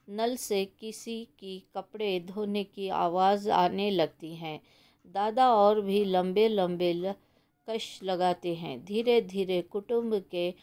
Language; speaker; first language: Hindi; non-native, local second language; Kannada